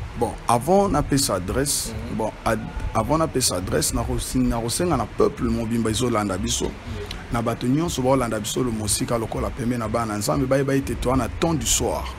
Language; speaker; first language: Lingala; native; Lingala